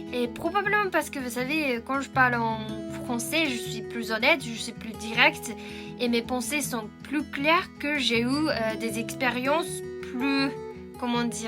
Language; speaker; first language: French; non-native, fluent; Japanese